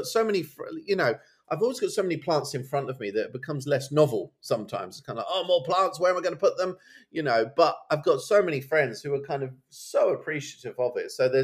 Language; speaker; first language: English; native; English